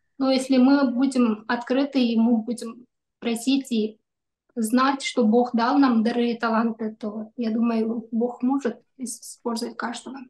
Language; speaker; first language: Russian; non-native, local second language; Kyrgyz